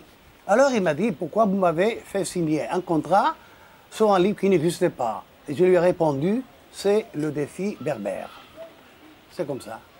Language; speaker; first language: French; non-native, local second language; Arabic